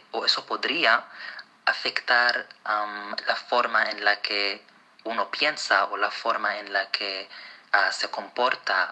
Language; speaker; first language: Spanish; non-native, fluent; Arabic